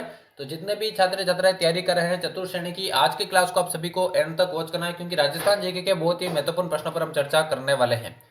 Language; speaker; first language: Hindi; native; Hindi